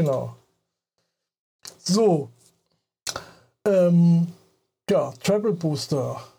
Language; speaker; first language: German; native; German